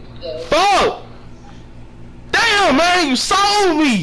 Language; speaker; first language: English; native; English